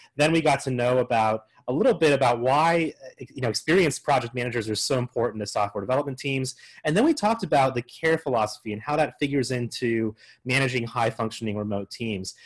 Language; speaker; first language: English; native; English